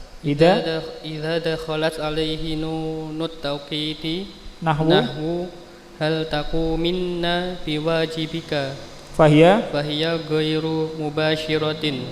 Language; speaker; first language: Arabic; non-native, learner; Indonesian